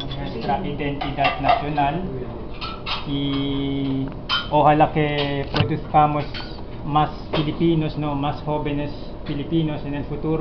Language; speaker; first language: Spanish; non-native, fluent; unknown